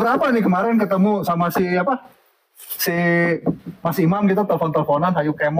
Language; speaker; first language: Indonesian; native; Indonesian